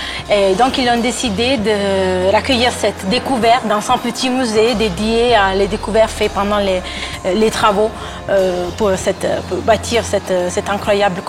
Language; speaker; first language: French; non-native, fluent; Italian